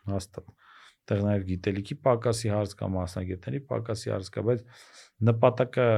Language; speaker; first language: Armenian; native; Armenian